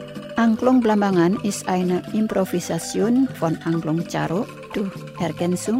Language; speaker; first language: German; non-native, fluent; Indonesian